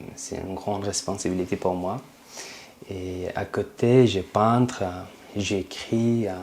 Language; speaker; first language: French; non-native, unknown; Persian